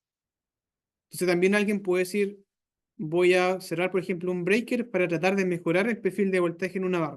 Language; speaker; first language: Spanish; native; Spanish